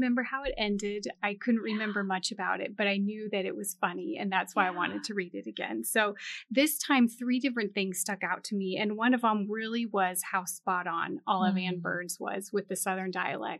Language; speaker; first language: English; native; English